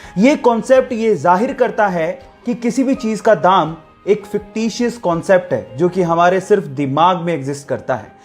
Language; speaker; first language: Hindi; native; Hindi